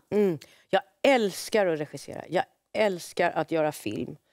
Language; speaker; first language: Swedish; native; Swedish